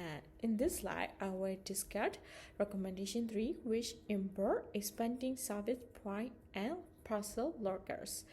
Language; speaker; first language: English; non-native, learner; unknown